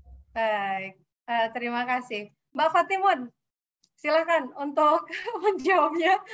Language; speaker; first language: Indonesian; native; Indonesian